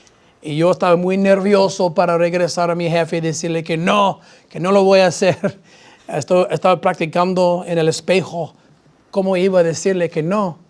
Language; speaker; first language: Spanish; non-native, fluent; English